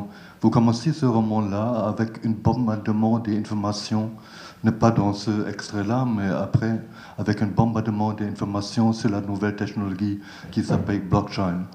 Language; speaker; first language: French; non-native, learner; German